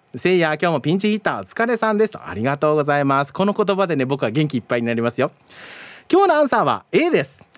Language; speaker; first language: Japanese; native; Japanese